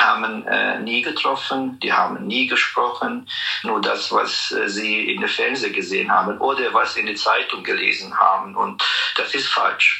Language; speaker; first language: German; non-native, fluent; Hungarian